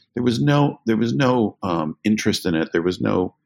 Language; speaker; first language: English; native; English